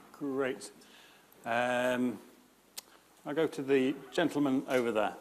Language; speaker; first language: English; native; English